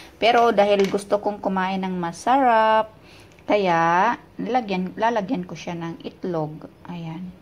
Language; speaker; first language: Filipino; non-native, local second language; Cebuano